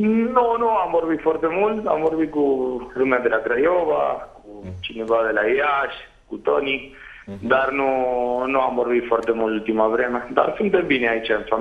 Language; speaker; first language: Romanian; non-native, fluent; Spanish